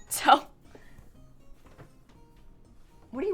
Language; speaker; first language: English; native; English